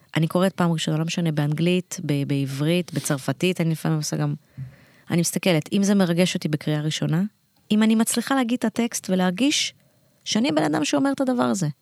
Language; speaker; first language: Hebrew; early bilingual, other home language; Russian